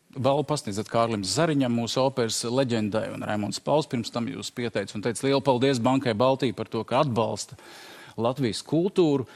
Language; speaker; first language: Latvian; native; Latvian